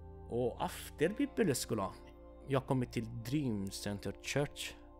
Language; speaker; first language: Swedish; non-native, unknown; Persian